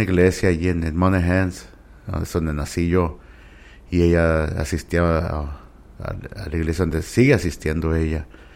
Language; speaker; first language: Spanish; early bilingual, heritage; Spanish